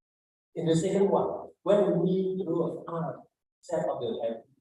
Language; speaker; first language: English; non-native, learner; Indonesian